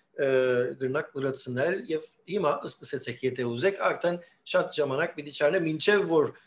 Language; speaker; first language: Armenian; early bilingual, heritage; Armenian